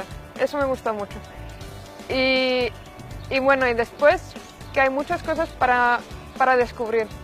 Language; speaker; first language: Spanish; non-native, fluent; Finnish